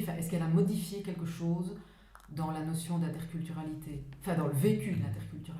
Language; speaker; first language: French; native; French